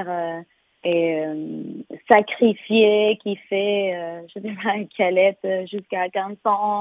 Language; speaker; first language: French; non-native, fluent; Spanish